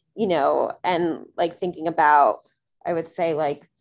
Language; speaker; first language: English; native; English